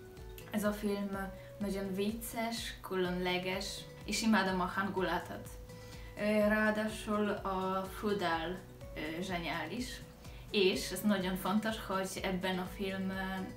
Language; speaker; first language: Hungarian; non-native, learner; Polish